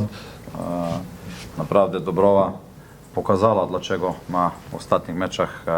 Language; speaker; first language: Polish; non-native, learner; Slovenian